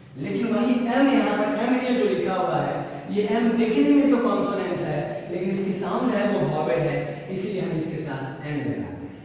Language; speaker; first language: Hindi; native; Hindi